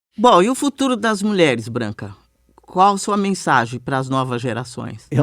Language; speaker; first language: Portuguese; native; Portuguese